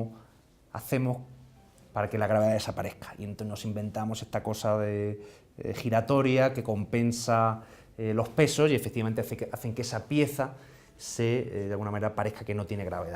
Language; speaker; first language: Spanish; native; Spanish